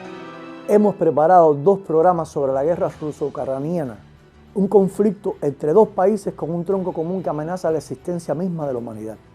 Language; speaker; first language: Spanish; native; Spanish